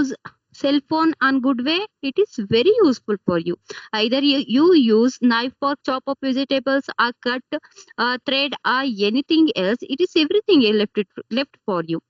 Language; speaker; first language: English; non-native, learner; Kannada